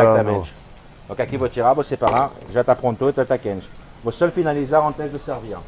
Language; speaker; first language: Portuguese; non-native, fluent; French